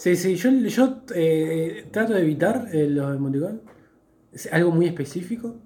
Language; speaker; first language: Spanish; native; Spanish